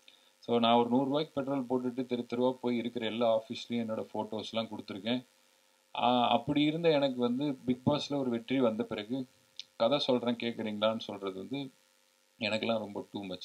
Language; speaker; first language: Tamil; native; Tamil